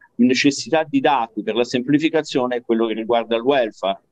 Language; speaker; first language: Italian; native; Italian